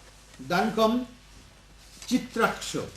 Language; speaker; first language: German; non-native, learner; Bangla